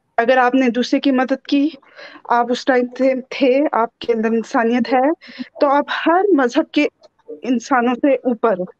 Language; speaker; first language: Urdu; native; Urdu